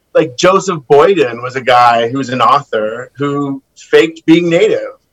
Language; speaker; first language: English; native; English